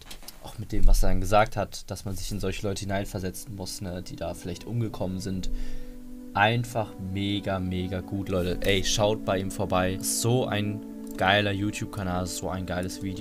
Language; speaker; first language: German; native; German